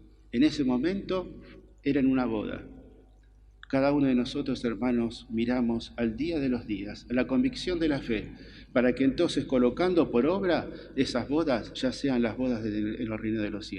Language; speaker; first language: Spanish; native; Spanish